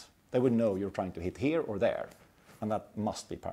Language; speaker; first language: English; non-native, fluent; Swedish